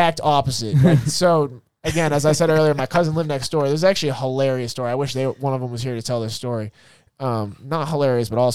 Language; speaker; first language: English; native; English